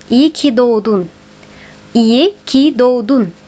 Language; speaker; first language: Turkish; non-native, fluent; Kazakh